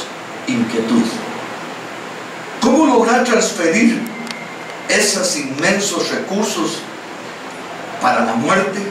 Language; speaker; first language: Spanish; native; Spanish